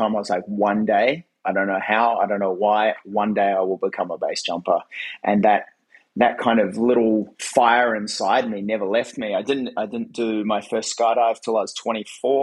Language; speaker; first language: English; native; English